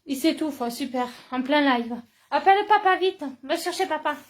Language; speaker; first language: French; native; French